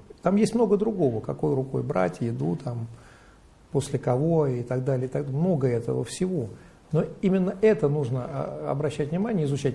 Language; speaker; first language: Russian; native; Russian